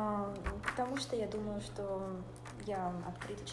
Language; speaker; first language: Russian; native; Russian